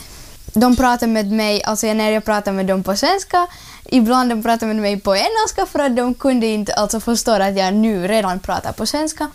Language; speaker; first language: Swedish; non-native, learner; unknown